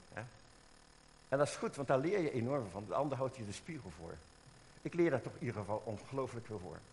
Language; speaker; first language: Dutch; native; Dutch